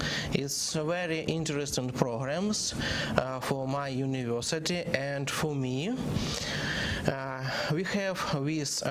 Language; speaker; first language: English; non-native, learner; Ukrainian